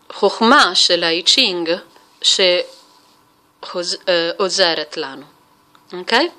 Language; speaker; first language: Hebrew; non-native, fluent; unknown